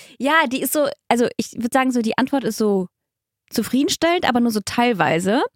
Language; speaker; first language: German; early bilingual, other home language; Russian